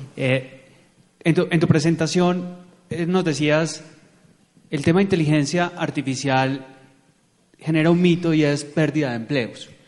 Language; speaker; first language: Spanish; native; Spanish